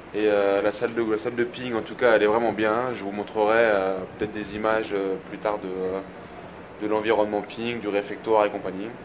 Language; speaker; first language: French; native; French